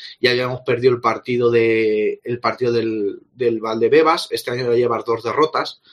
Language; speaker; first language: Spanish; native; Spanish